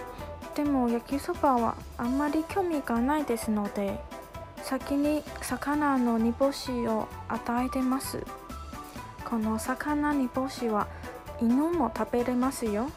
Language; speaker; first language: Japanese; non-native, fluent; Chinese